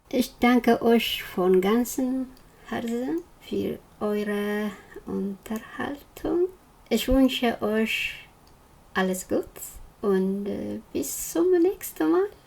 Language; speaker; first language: German; non-native, learner; Amharic